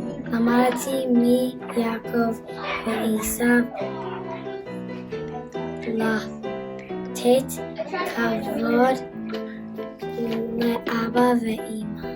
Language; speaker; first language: Hebrew; non-native, learner; English